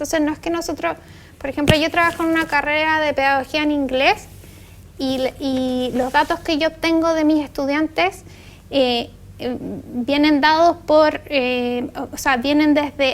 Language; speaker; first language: Spanish; native; Spanish